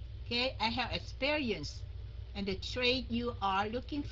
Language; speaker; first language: English; non-native, fluent; Vietnamese